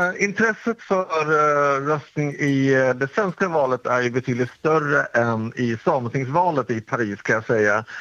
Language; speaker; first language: Swedish; native; Swedish